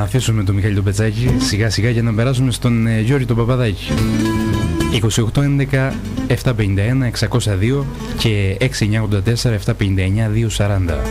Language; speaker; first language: Greek; native; Greek